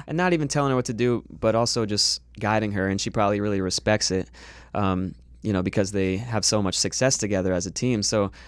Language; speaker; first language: English; native; English